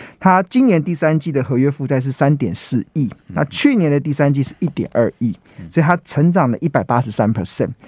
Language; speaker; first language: Chinese; native; Chinese